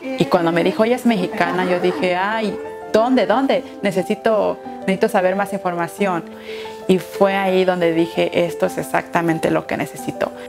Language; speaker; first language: Spanish; native; Spanish